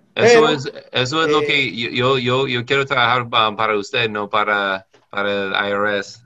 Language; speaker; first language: Spanish; non-native, learner; English